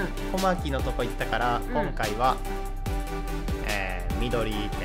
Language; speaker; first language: Japanese; native; Japanese